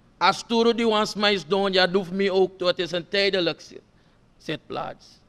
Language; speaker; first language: Dutch; non-native, local second language; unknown